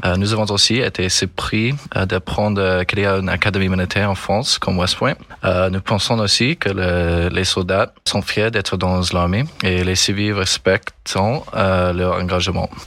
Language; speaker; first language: French; non-native, learner; English